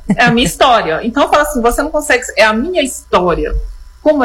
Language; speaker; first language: Portuguese; native; Portuguese